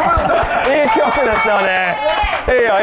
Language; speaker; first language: Japanese; non-native, learner; English